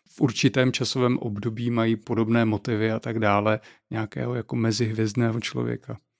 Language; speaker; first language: Czech; native; Czech